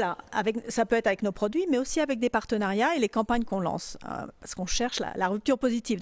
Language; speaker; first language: French; native; French